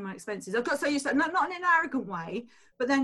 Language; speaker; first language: English; native; English